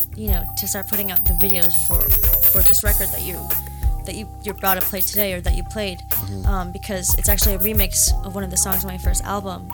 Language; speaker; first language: English; native; English